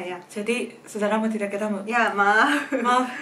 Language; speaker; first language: Indonesian; non-native, learner; Japanese